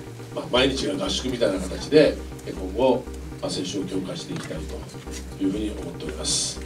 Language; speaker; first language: Japanese; native; Japanese